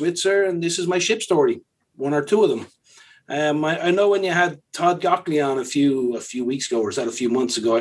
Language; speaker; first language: English; native; English